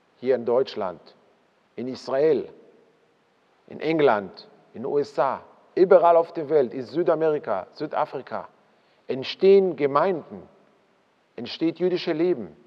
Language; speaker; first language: German; non-native, fluent; Hebrew